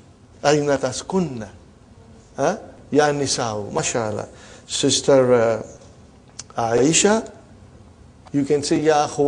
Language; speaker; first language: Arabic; non-native, fluent; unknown